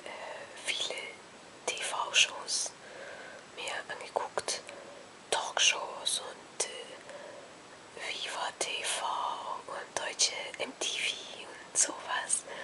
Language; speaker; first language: German; non-native, fluent; Hungarian